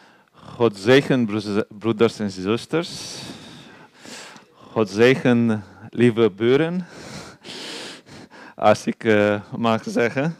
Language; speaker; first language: Dutch; non-native, learner; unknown